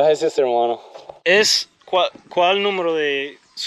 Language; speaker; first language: Spanish; non-native, learner; English